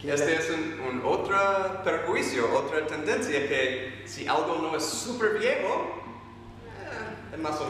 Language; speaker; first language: Spanish; non-native, fluent; English